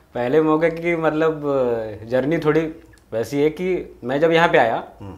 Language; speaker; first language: Hindi; native; Hindi